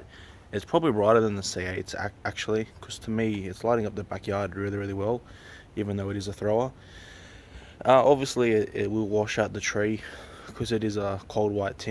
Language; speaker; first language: English; native; English